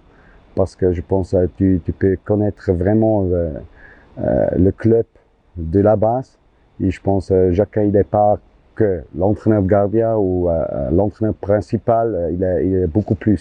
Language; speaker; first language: French; non-native, local second language; German